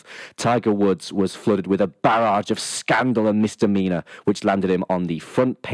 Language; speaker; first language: English; native; English